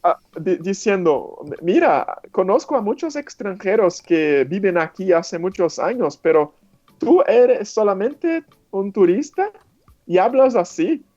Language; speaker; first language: Spanish; non-native, fluent; Portuguese